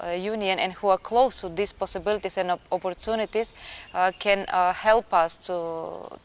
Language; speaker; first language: English; non-native, fluent; Macedonian